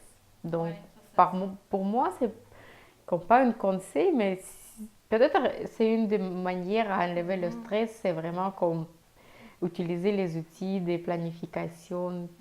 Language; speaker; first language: French; non-native, fluent; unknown